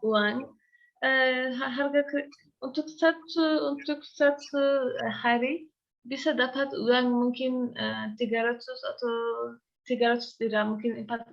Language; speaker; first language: Indonesian; non-native, learner; Turkish